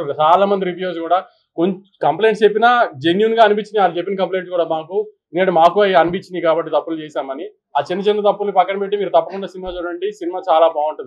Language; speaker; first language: Telugu; native; Telugu